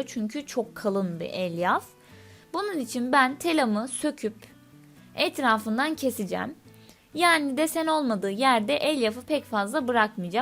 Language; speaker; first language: Turkish; native; Turkish